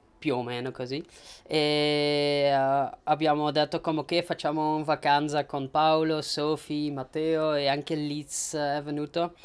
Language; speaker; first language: Italian; non-native, learner; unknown